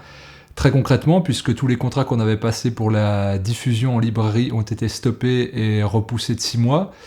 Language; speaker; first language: French; native; French